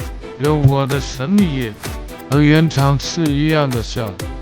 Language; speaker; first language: Chinese; native; Chinese